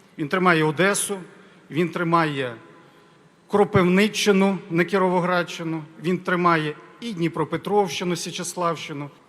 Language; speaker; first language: Ukrainian; native; Ukrainian